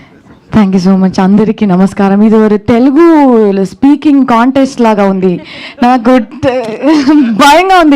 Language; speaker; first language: Telugu; non-native, learner; Kannada